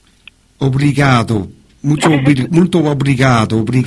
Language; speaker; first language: Portuguese; non-native, learner; French